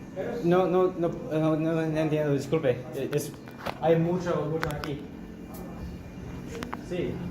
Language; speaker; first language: Spanish; non-native, learner; English